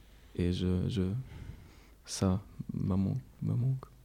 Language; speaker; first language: French; non-native, learner; German